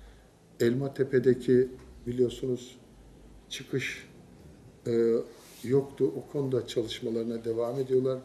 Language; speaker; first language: Turkish; native; Turkish